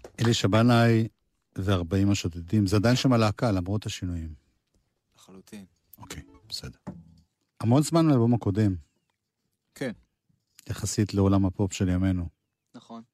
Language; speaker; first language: Hebrew; native; Hebrew